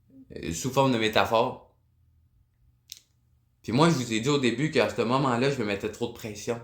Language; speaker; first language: French; native; French